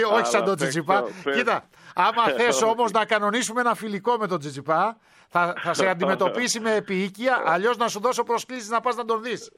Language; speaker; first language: Greek; native; Greek